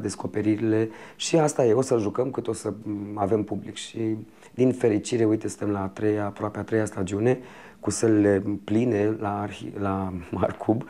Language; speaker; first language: Romanian; native; Romanian